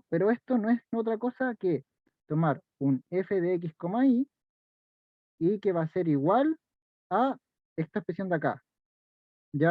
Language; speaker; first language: Spanish; native; Spanish